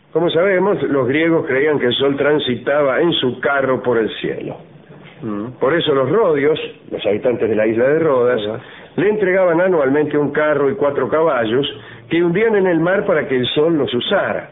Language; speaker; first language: Spanish; native; Spanish